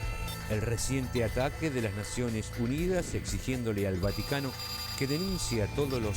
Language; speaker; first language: Spanish; native; Spanish